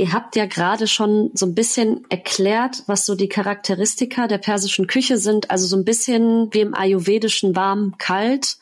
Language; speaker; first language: German; native; German